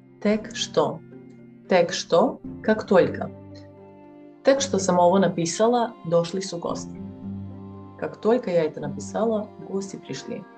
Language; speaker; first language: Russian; non-native, fluent; Serbian